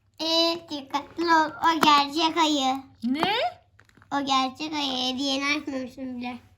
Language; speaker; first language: Turkish; native; Turkish